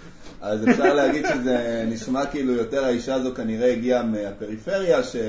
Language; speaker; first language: Hebrew; early bilingual, other home language; Amharic